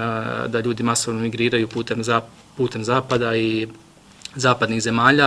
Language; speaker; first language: Bosnian; native; Bosnian